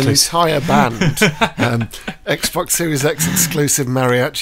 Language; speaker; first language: English; native; English